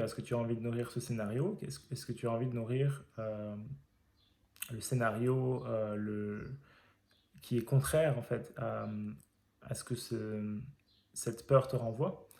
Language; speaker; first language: French; native; French